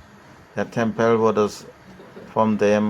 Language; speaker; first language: German; non-native, learner; Khmer